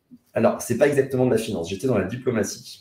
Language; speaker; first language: French; native; French